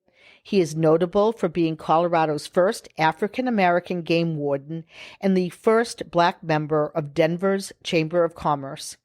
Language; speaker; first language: English; native; English